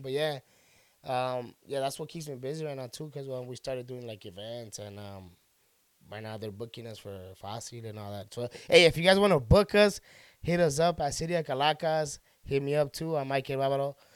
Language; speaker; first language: English; early bilingual, other home language; Spanish